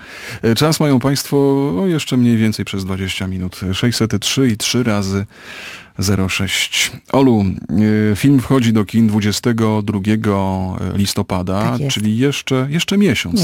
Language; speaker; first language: Polish; native; Polish